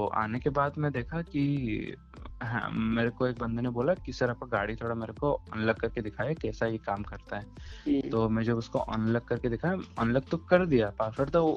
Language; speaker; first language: Hindi; non-native, local second language; Odia